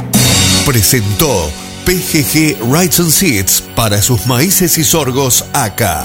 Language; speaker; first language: Spanish; native; Spanish